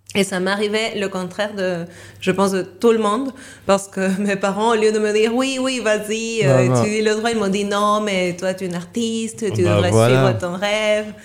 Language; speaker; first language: French; non-native, fluent; Spanish